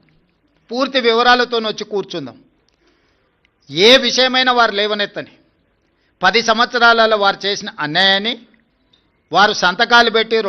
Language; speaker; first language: Telugu; native; Telugu